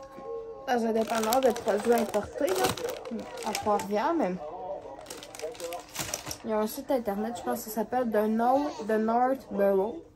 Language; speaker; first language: French; native; French